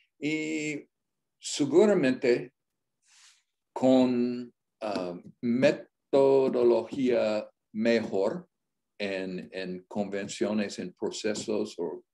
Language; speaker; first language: Spanish; non-native, learner; English